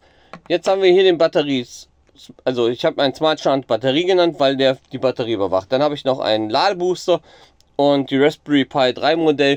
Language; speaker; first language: German; native; German